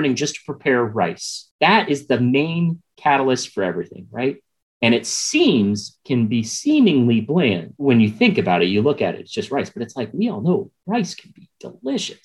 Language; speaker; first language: English; native; English